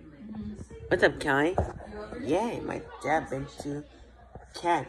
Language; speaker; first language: English; native; English